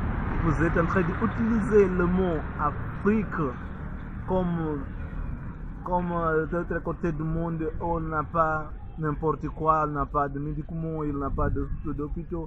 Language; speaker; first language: French; non-native, learner; Portuguese